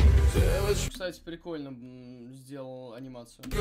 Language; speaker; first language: Russian; native; Russian